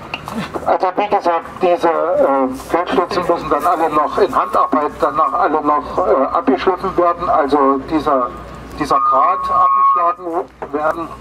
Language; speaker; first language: German; native; German